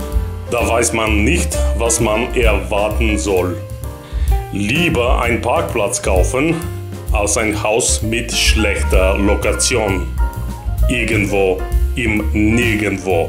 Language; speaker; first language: German; non-native, fluent; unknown